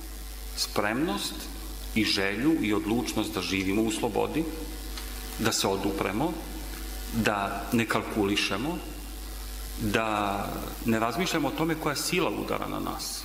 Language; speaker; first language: Serbian; native; Serbian